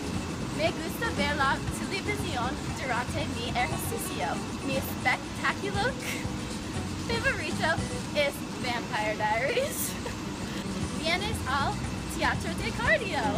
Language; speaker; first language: Spanish; non-native, learner; English